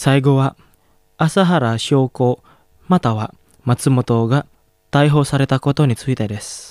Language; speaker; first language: Japanese; non-native, fluent; Indonesian